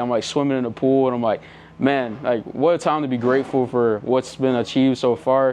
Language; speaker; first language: English; native; English